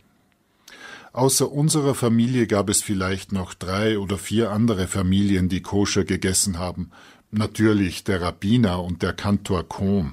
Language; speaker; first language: German; native; German